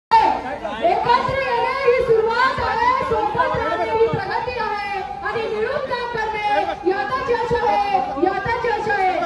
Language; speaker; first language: Marathi; non-native, local second language; Lambadi